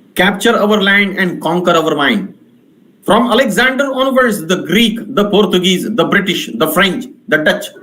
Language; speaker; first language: English; non-native, local second language; Marathi